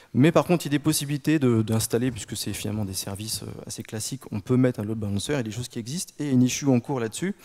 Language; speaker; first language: French; native; French